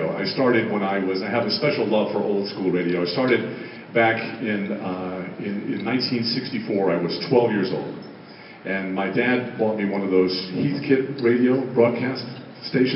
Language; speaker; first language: English; native; English